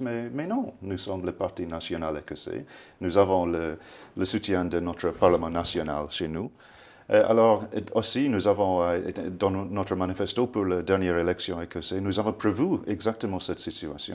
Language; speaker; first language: French; non-native, fluent; English